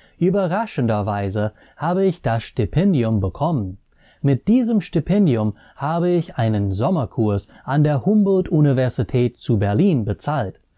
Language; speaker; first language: German; non-native, fluent; English